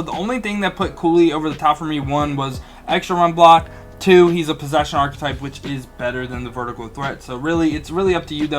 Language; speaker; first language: English; native; English